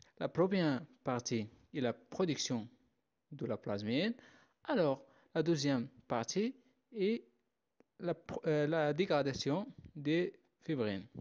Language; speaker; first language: French; non-native, local second language; Arabic